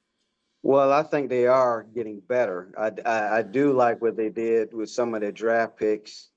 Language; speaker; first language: English; native; English